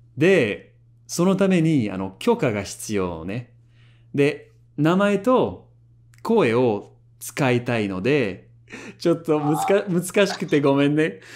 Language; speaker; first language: Japanese; non-native, fluent; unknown